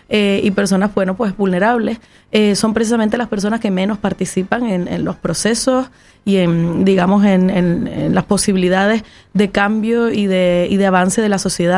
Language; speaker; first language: Spanish; native; Spanish